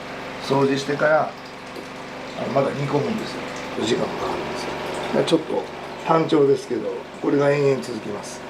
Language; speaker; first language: Japanese; native; Japanese